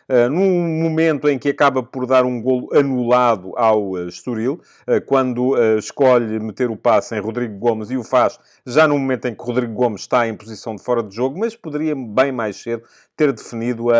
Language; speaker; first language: Portuguese; native; Portuguese